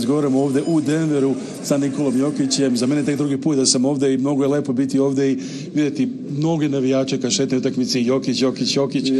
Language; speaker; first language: Serbian; native; Serbian